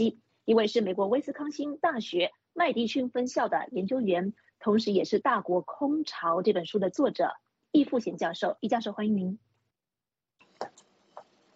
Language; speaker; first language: Chinese; native; Chinese